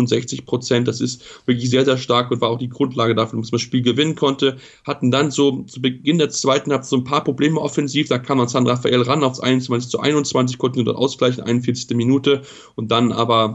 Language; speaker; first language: German; native; German